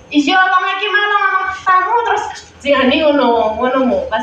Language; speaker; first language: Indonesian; non-native, local second language; Javanese